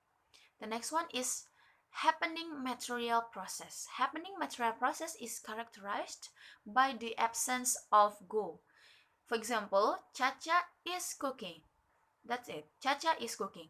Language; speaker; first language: English; non-native, learner; Indonesian